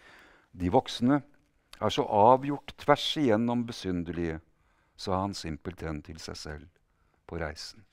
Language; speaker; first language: Norwegian; native; Norwegian